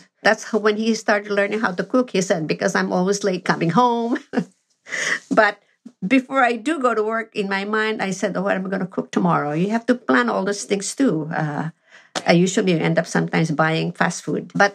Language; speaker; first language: English; non-native, local second language; Filipino